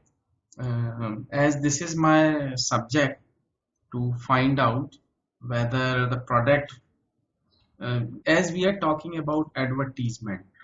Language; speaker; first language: English; native; English